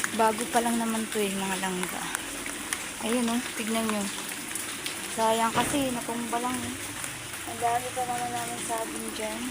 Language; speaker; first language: Filipino; non-native, local second language; Waray